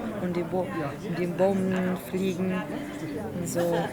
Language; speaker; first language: German; non-native, learner; Ukrainian